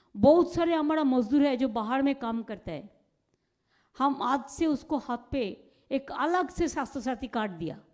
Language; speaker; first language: Hindi; non-native, local second language; Bangla